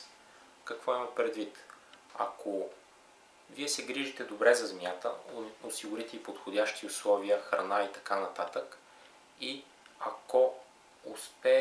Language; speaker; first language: Bulgarian; native; Bulgarian